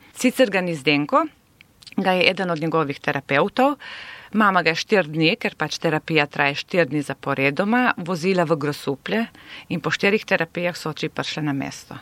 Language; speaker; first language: Slovenian; non-native, local second language; Serbian